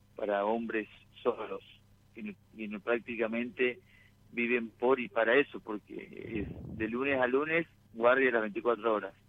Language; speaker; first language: Spanish; native; Spanish